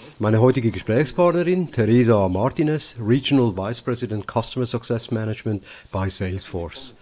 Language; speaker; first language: German; native; German